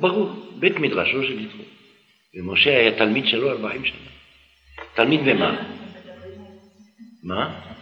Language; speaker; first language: Hebrew; non-native, fluent; French